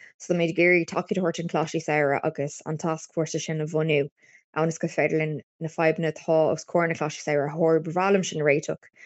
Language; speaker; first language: Irish; non-native, local second language; English